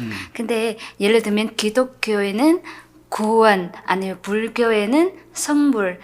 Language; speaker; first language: Korean; non-native, fluent; Vietnamese